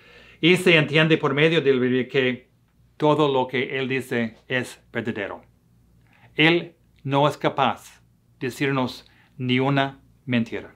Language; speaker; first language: Spanish; non-native, fluent; English